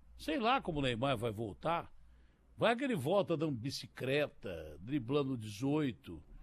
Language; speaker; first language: Portuguese; native; Portuguese